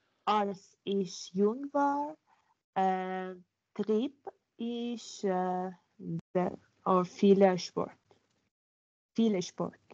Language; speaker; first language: German; non-native, learner; Persian